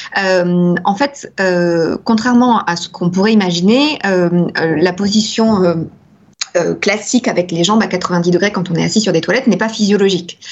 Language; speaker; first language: French; native; French